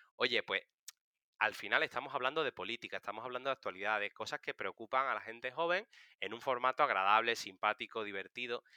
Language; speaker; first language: Spanish; native; Spanish